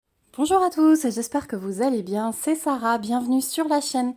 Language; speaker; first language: French; native; French